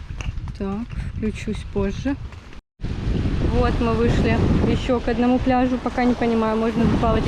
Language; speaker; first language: Russian; native; Russian